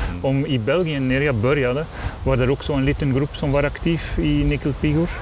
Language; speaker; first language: Swedish; non-native, learner; Dutch